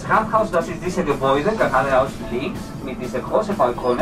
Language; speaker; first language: German; non-native, fluent; Spanish